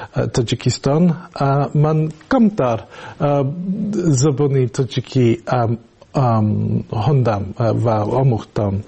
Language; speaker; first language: Tajik; non-native, learner; English